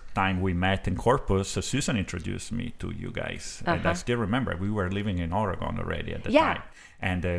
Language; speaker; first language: English; non-native, fluent; Italian